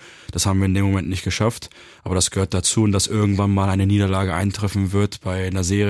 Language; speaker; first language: German; early bilingual, other home language; Turkish